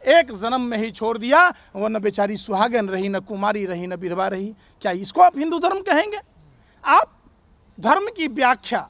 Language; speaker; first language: Hindi; native; Hindi